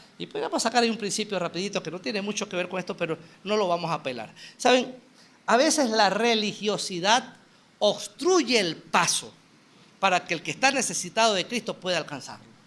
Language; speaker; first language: Spanish; native; Spanish